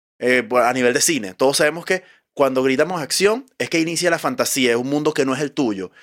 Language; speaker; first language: Spanish; native; Spanish